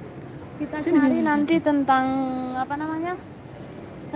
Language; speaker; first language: Indonesian; non-native, fluent; Spanish